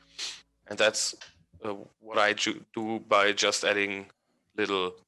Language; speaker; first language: English; non-native, fluent; German